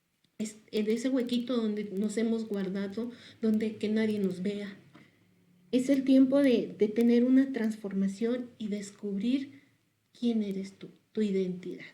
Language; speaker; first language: Spanish; native; Spanish